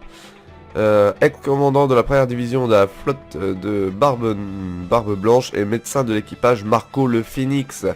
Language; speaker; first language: French; native; French